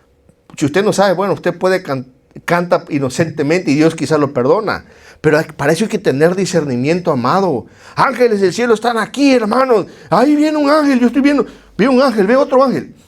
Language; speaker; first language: Spanish; native; Spanish